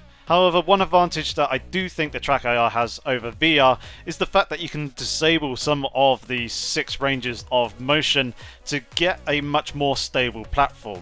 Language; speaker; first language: English; native; English